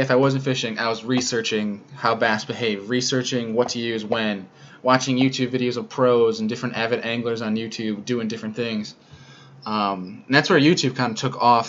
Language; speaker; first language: English; native; English